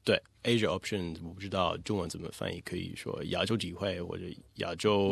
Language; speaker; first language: Chinese; non-native, fluent; English